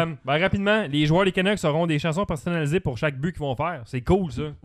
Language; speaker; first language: French; native; French